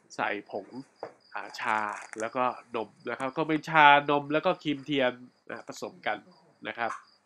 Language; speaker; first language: Thai; native; Thai